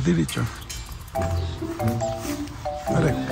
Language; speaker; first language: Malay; non-native, learner; Spanish